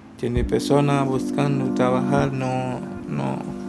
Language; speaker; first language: Spanish; non-native, learner; Haitian Creole